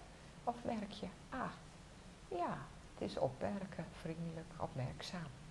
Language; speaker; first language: Dutch; native; Dutch